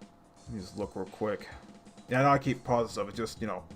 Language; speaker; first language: English; native; English